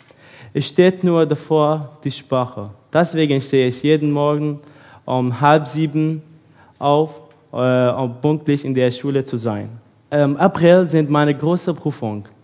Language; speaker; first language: German; non-native, learner; Arabic